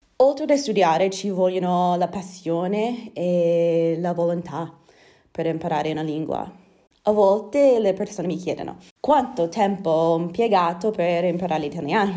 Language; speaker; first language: Italian; non-native, fluent; English